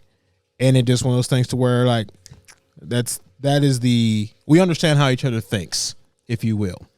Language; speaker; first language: English; native; English